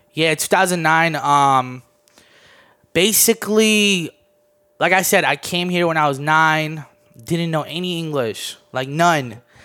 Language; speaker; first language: English; early bilingual, other home language; Armenian